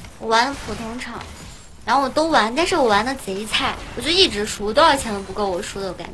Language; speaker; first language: Chinese; native; Chinese